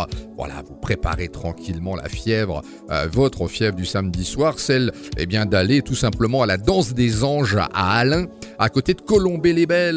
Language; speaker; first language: French; native; French